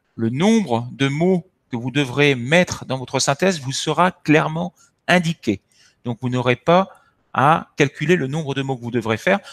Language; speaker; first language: French; native; French